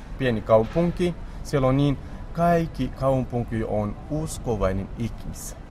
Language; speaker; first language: Finnish; non-native, learner; Romany